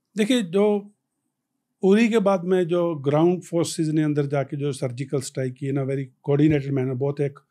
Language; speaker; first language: Hindi; non-native, local second language; Punjabi